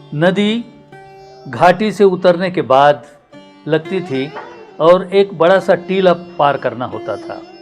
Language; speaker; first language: Hindi; non-native, local second language; Marathi